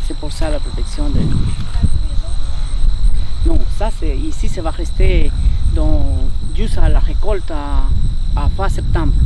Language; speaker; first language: French; non-native, learner; Spanish